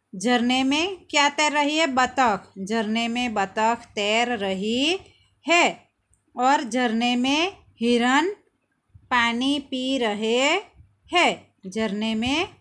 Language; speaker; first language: Hindi; non-native, local second language; Gujarati